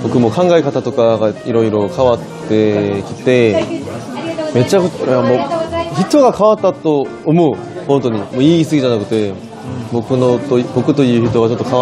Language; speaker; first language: Japanese; non-native, fluent; Korean